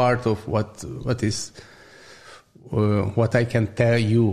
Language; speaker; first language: English; non-native, learner; Hungarian